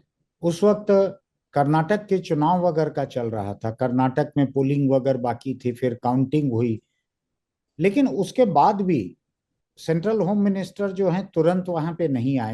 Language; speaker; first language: Hindi; native; Hindi